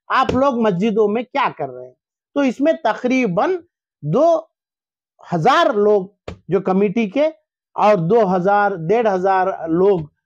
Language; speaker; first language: Hindi; non-native, local second language; Urdu